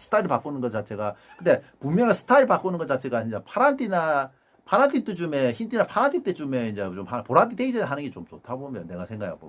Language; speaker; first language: Korean; native; Korean